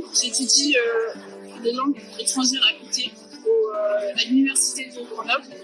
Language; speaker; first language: French; early bilingual, other home language; Fijian